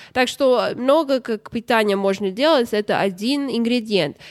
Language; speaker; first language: Russian; non-native, learner; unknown